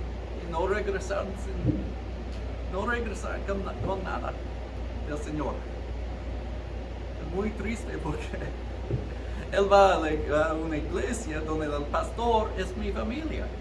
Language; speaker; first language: Spanish; early bilingual, heritage; Spanish